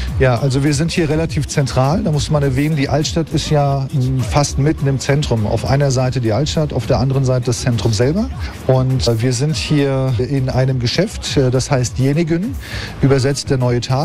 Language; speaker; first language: German; non-native, fluent; Turkish